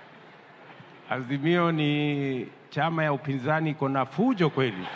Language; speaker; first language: Swahili; non-native, local second language; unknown